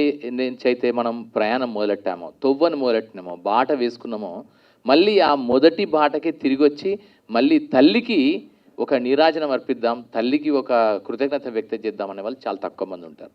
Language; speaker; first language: Telugu; native; Telugu